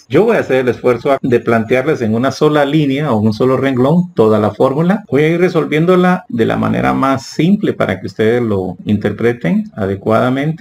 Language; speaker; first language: Spanish; native; Spanish